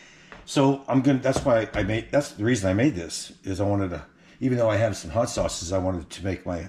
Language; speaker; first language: English; native; English